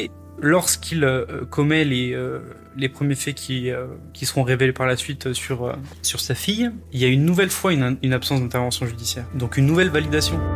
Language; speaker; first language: French; native; French